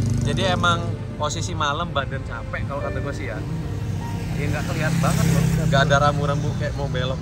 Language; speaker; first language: Indonesian; native; Indonesian